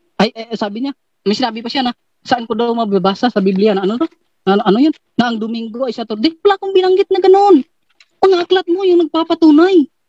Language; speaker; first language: Filipino; non-native, local second language; Cebuano